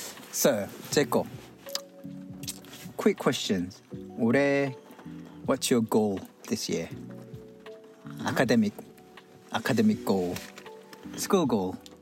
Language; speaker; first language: English; non-native, fluent; Korean